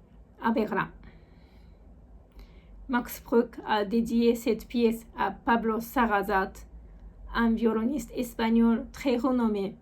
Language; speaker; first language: French; non-native, fluent; Japanese